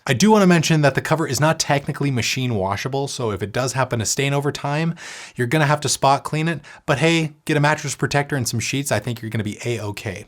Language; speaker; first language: English; native; English